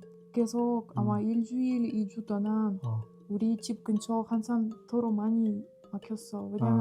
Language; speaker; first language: Korean; non-native, fluent; Ukrainian